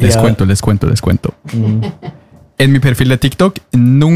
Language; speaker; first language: Spanish; non-native, fluent; Norwegian